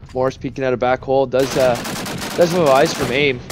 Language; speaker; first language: English; native; English